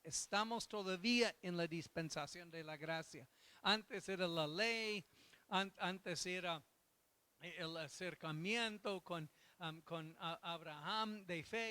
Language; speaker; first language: Spanish; non-native, fluent; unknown